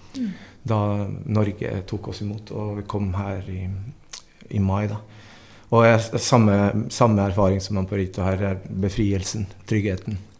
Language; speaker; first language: Norwegian; early bilingual, other home language; Spanish